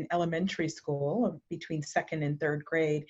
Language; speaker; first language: English; native; English